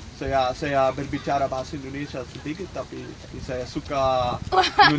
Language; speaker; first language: Indonesian; non-native, learner; Dutch